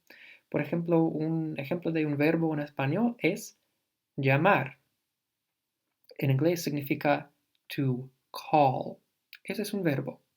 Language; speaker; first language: Spanish; non-native, fluent; English